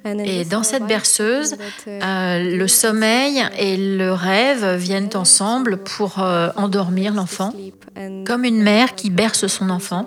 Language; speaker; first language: French; non-native, fluent; Ukrainian